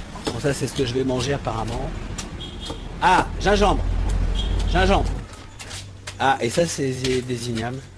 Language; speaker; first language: French; native; French